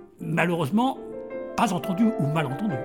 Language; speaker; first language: French; native; French